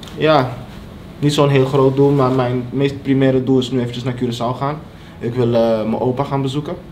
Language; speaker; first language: Dutch; early bilingual, other home language; Papiamento